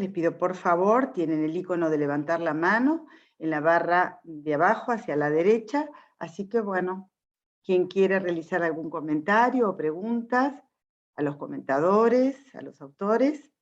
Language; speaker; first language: Spanish; native; Spanish